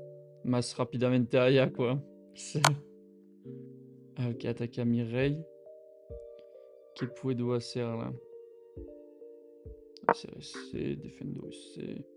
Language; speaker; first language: Spanish; non-native, learner; French